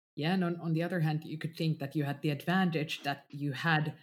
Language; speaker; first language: English; non-native, fluent; Finnish